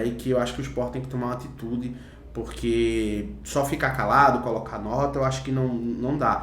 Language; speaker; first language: Portuguese; native; Portuguese